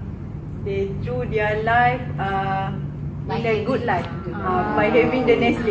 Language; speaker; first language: English; non-native, learner; Malay